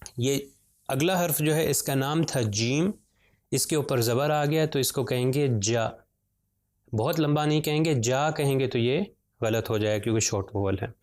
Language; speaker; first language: Urdu; native; Urdu